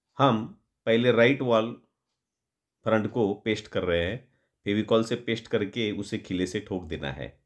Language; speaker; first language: Hindi; non-native, local second language; Marathi